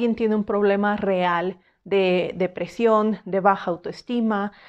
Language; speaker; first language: Spanish; native; Spanish